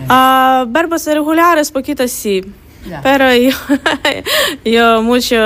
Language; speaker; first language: Spanish; non-native, learner; Ukrainian